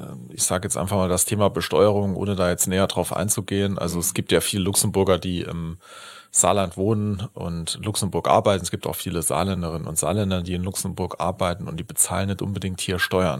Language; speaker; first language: German; native; German